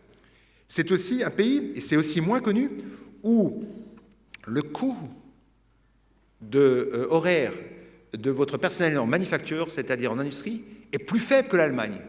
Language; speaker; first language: French; native; French